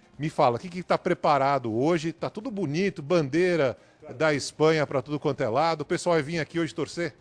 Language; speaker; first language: Portuguese; native; Portuguese